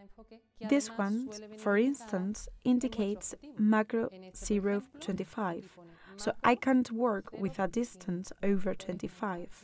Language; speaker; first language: English; non-native, fluent; Spanish